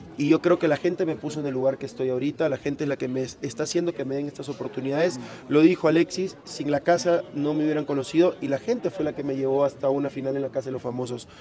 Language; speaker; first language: Spanish; native; Spanish